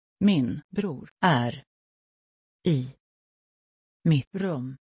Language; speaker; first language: Swedish; non-native, learner; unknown